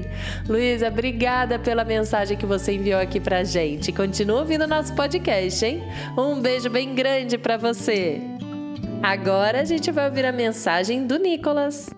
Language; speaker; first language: Portuguese; native; Portuguese